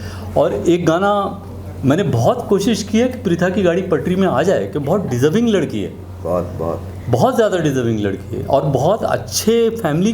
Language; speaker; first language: Hindi; native; Hindi